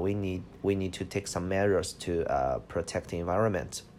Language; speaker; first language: English; non-native, fluent; Chinese